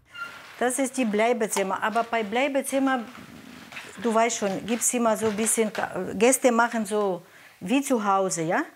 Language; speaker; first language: German; non-native, learner; Russian